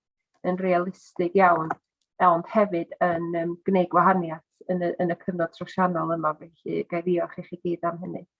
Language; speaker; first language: Welsh; native; Welsh